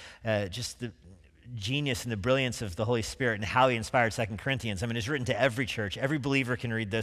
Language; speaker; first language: English; native; English